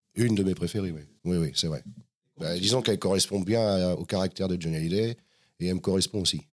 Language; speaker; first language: French; native; French